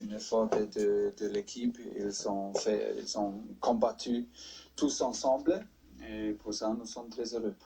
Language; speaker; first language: French; non-native, fluent; German